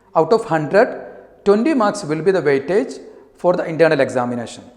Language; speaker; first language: English; non-native, local second language; Malayalam